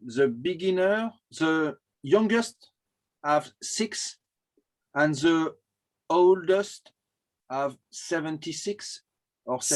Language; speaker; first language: English; non-native, learner; French